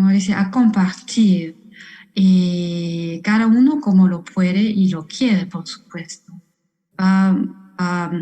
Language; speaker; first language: Spanish; non-native, fluent; German